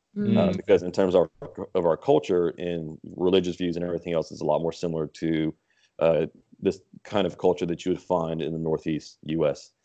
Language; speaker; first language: English; native; English